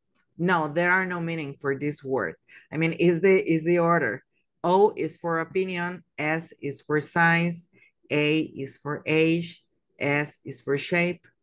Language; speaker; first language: English; non-native, fluent; Spanish